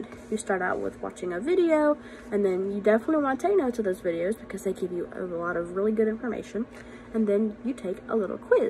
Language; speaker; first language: English; native; English